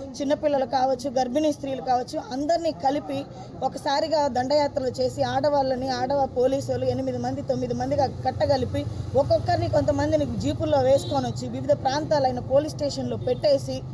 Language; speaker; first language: Telugu; non-native, local second language; Lambadi